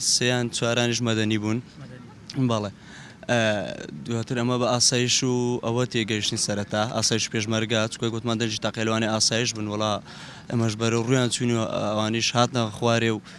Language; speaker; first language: Central Kurdish; native; Central Kurdish